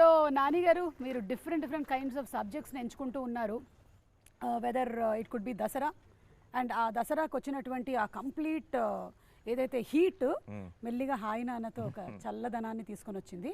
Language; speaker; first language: Telugu; native; Telugu